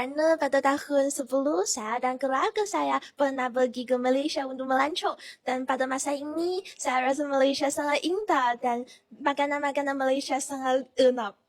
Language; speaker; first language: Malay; non-native, learner; Chinese